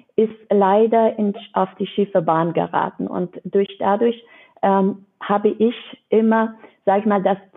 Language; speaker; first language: German; non-native, fluent; Persian